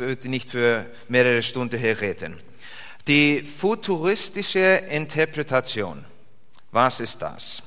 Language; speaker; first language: German; non-native, fluent; Icelandic